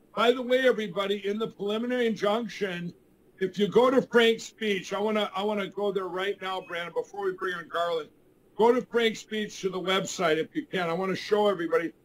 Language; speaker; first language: English; native; English